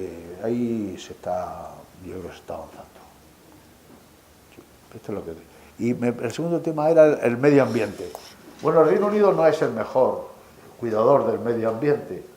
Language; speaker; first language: Spanish; native; Spanish